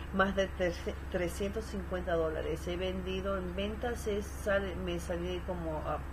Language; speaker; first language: Spanish; early bilingual, heritage; Spanish